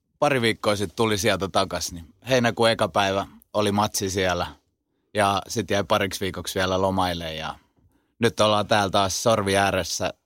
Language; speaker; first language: Finnish; native; Finnish